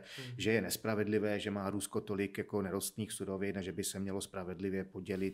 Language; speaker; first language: Czech; native; Czech